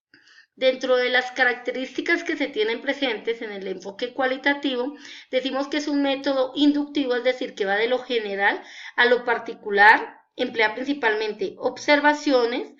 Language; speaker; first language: Spanish; native; Spanish